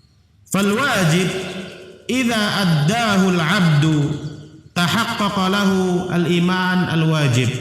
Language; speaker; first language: Arabic; non-native, fluent; Indonesian